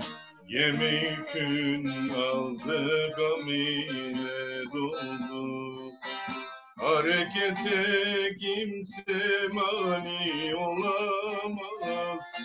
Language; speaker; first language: Turkish; native; Turkish